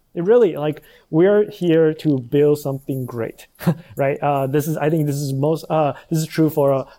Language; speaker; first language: English; non-native, fluent; Chinese